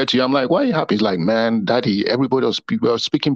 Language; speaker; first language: English; non-native, local second language; Yoruba